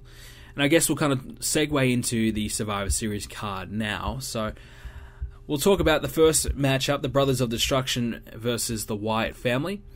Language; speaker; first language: English; native; English